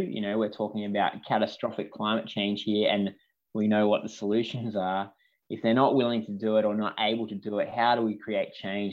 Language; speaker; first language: English; native; English